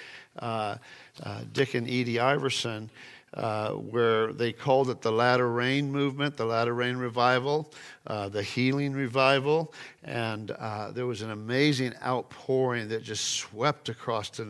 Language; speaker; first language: English; native; English